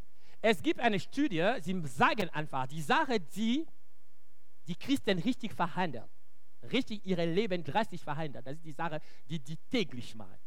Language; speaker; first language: German; non-native, local second language; French